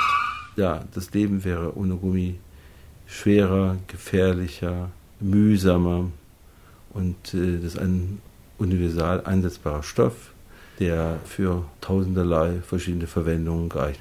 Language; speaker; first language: German; native; German